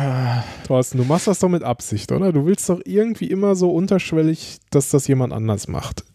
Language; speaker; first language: German; native; German